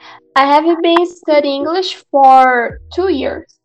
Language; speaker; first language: English; non-native, learner; Portuguese